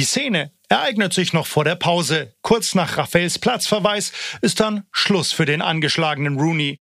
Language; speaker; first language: German; native; German